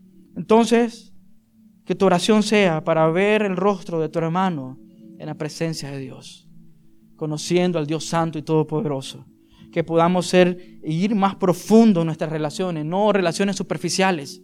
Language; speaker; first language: Spanish; native; Spanish